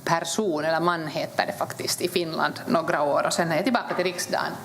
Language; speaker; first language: Swedish; native; Swedish